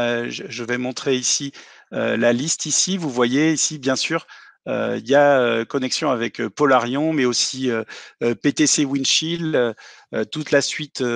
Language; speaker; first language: French; native; French